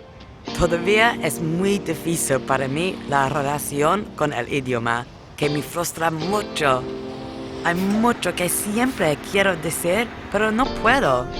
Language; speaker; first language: Spanish; non-native, learner; English